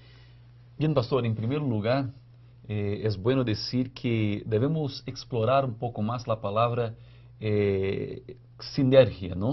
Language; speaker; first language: Spanish; non-native, fluent; Portuguese